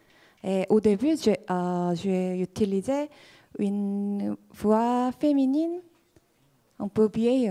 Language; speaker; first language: French; non-native, fluent; Korean